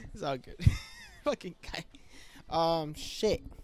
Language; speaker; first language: English; early bilingual, other home language; Spanish